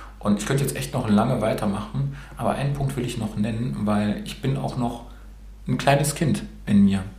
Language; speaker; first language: German; early bilingual, other home language; Romanian